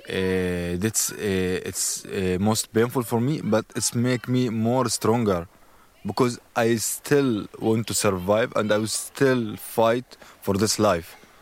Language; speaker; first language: English; non-native, learner; Arabic